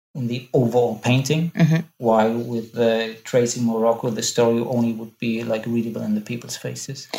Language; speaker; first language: English; non-native, fluent; German